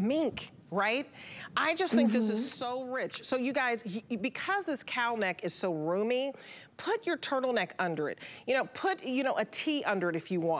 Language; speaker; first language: English; native; English